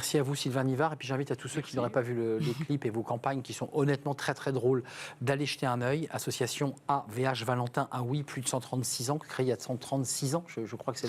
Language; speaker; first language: French; native; French